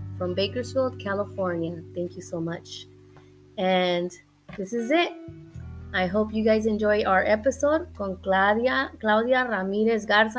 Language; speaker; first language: English; early bilingual, other home language; Spanish